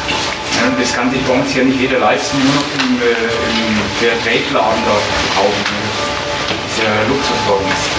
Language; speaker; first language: German; native; German